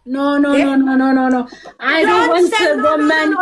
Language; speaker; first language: English; non-native, learner; Amharic